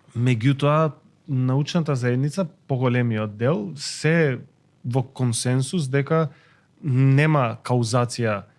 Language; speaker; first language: Macedonian; non-native, local second language; Albanian